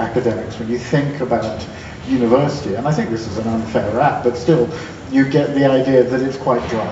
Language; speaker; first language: English; native; English